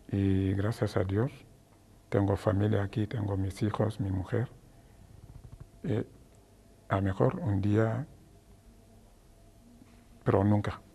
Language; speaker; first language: Spanish; non-native, learner; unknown